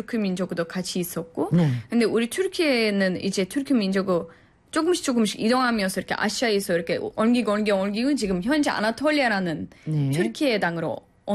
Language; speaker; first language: Korean; non-native, fluent; Turkish